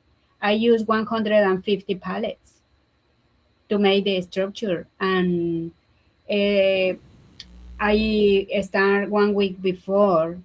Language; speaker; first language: English; non-native, learner; Spanish